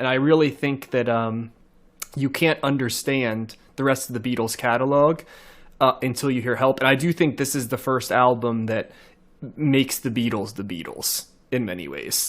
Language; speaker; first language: English; native; English